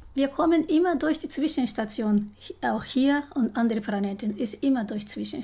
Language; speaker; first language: German; non-native, learner; Japanese